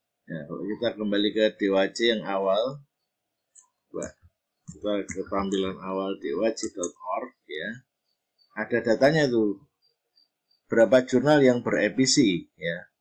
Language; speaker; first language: Indonesian; native; Indonesian